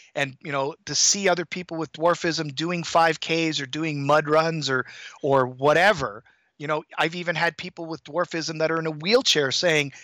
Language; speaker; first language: English; native; English